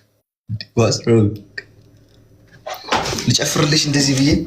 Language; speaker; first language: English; non-native, learner; Amharic